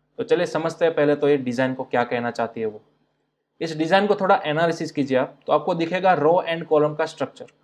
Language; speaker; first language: Hindi; non-native, local second language; Gujarati